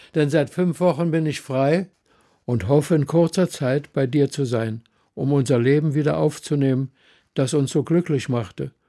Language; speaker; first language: German; native; German